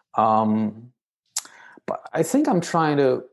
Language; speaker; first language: English; non-native, fluent; Romanian